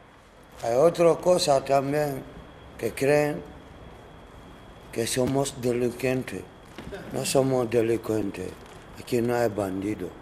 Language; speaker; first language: Spanish; non-native, learner; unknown